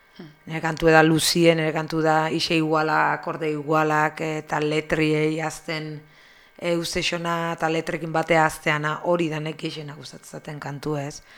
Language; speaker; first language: Basque; native; Basque